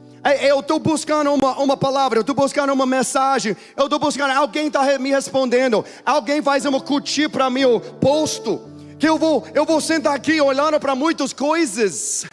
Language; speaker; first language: Portuguese; non-native, learner; English